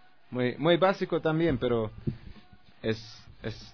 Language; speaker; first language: Spanish; non-native, learner; English